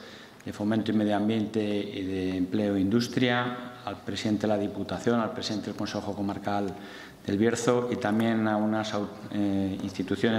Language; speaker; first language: Spanish; native; Spanish